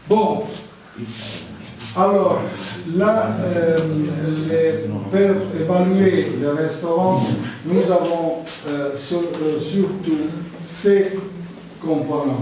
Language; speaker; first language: French; non-native, learner; Italian